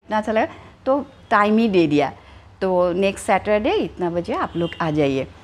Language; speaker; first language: Hindi; non-native, local second language; Assamese